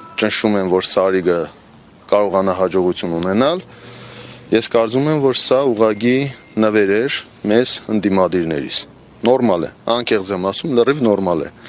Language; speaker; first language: Armenian; native; Armenian